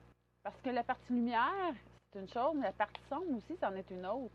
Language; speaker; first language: French; native; French